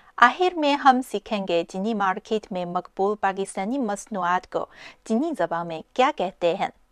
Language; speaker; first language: Urdu; non-native, fluent; Chinese